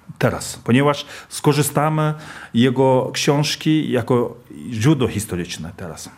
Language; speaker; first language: Polish; non-native, fluent; Kazakh